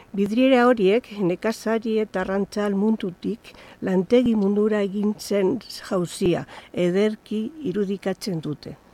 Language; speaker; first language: Basque; non-native, local second language; Spanish